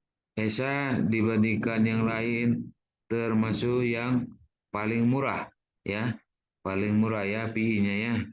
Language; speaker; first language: Indonesian; native; Indonesian